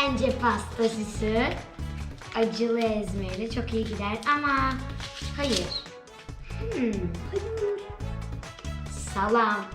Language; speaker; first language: Turkish; early bilingual, heritage; Turkish